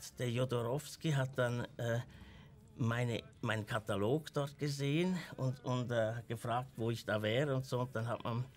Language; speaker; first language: German; native; German